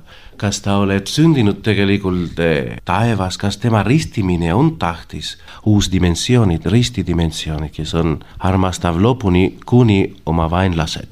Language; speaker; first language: Estonian; non-native, learner; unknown